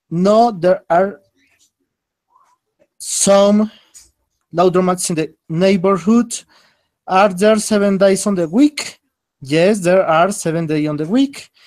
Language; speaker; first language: English; non-native, learner; Spanish